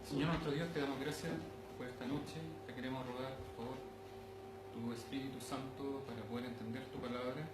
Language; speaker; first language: Spanish; native; Spanish